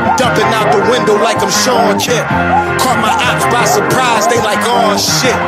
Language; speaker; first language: English; native; English